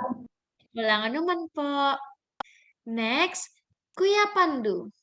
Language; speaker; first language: Filipino; non-native, fluent; Indonesian